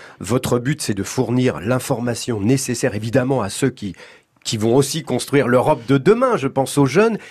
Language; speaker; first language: French; native; French